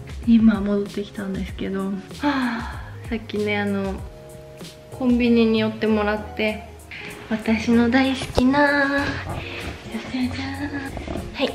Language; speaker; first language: Japanese; native; Japanese